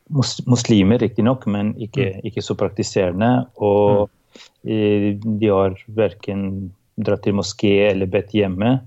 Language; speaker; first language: Norwegian; non-native, fluent; Albanian